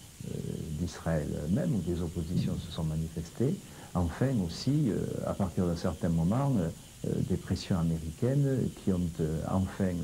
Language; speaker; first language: French; native; French